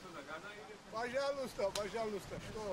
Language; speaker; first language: Russian; non-native, local second language; Ossetic